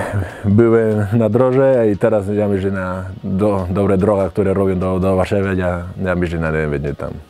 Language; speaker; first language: Polish; non-native, learner; Spanish